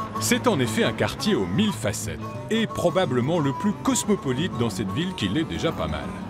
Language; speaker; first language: French; native; French